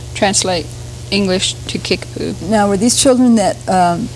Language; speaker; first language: English; early bilingual, other home language; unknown